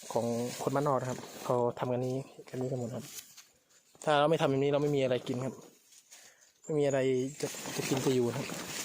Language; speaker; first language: Thai; non-native, local second language; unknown